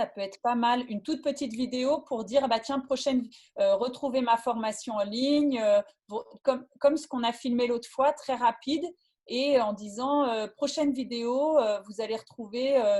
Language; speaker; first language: French; native; French